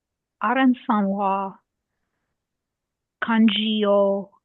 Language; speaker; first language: Japanese; non-native, learner; English